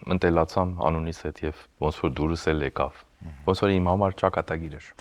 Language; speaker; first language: Armenian; early bilingual, heritage; Armenian